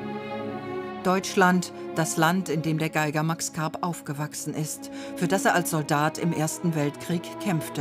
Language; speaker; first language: German; native; German